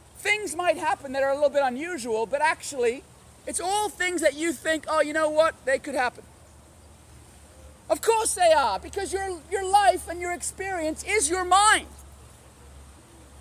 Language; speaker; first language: English; native; English